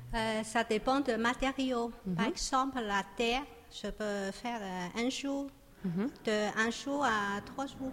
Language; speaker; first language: French; non-native, learner; Chinese